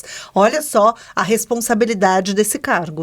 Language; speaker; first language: Portuguese; native; Portuguese